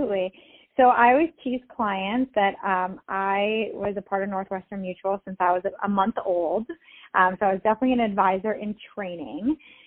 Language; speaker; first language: English; native; English